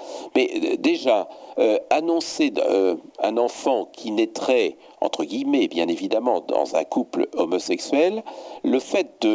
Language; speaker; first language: French; native; French